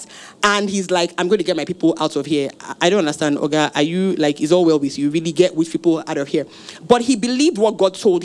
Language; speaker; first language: English; non-native, local second language; Yoruba